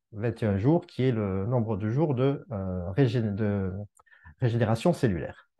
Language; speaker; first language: French; native; French